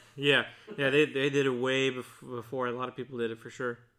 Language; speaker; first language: English; early bilingual, other home language; Spanish